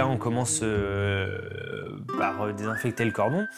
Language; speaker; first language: French; native; French